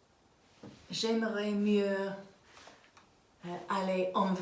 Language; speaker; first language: French; non-native, learner; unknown